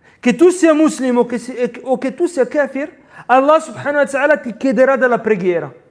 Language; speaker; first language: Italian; early bilingual, other home language; Arabic